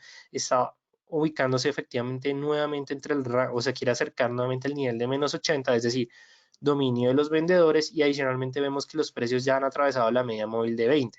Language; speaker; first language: Spanish; native; Spanish